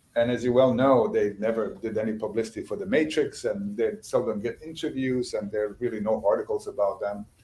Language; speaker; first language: English; non-native, fluent; Bosnian